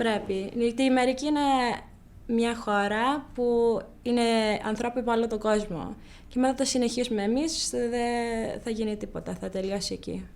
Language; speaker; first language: Greek; early bilingual, heritage; Greek